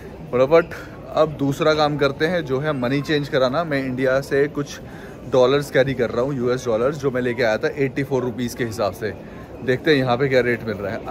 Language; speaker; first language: Hindi; native; Hindi